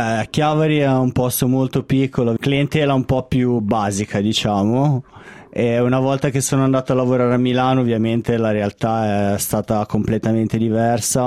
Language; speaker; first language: Italian; native; Italian